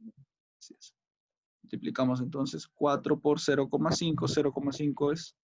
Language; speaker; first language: Spanish; native; Spanish